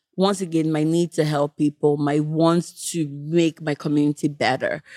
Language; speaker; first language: English; non-native, local second language; Yoruba